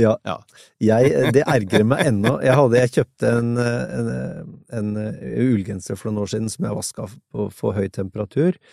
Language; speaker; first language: Norwegian; native; Norwegian